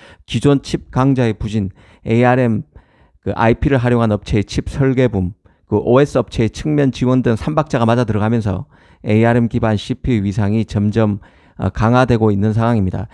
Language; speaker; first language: Korean; native; Korean